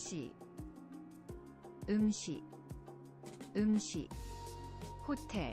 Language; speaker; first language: Korean; non-native, learner; English